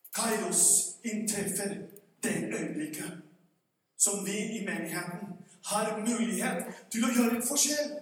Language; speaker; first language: Norwegian; non-native, fluent; Spanish